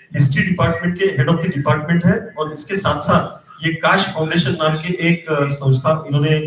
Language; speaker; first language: Hindi; non-native, local second language; Marathi